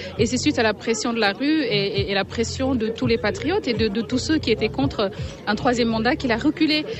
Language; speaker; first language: French; non-native, local second language; Wolof